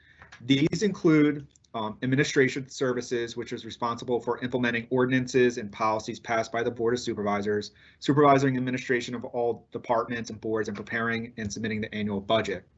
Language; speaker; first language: English; native; English